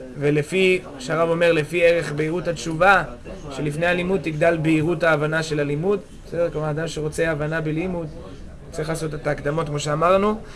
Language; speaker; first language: Hebrew; native; Hebrew